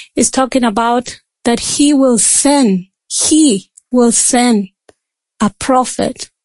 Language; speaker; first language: English; non-native, fluent; Spanish